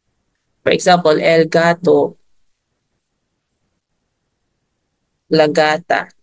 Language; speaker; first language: Spanish; non-native, learner; Filipino